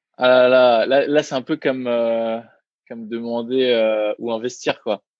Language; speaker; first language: French; early bilingual, other home language; Vietnamese